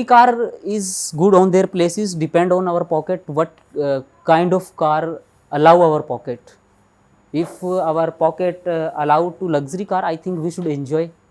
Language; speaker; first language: English; non-native, local second language; Hindi